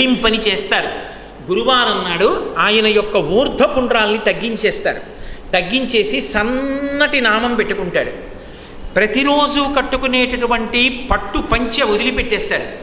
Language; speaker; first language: Telugu; native; Telugu